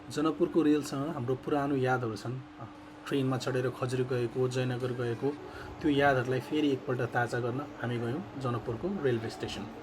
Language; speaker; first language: Nepali; native; Nepali